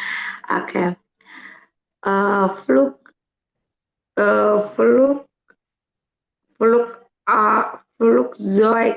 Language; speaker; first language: German; non-native, learner; Indonesian